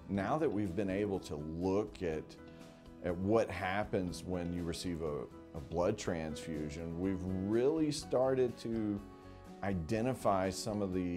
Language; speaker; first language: English; native; English